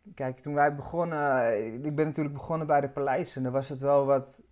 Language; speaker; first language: Dutch; native; Dutch